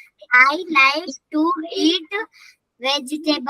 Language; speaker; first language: English; non-native, learner; Hindi